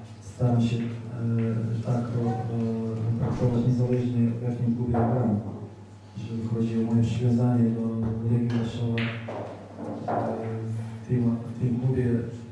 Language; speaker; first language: Polish; non-native, fluent; Serbian